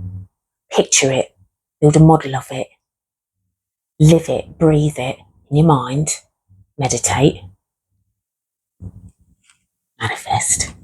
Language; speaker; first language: English; native; English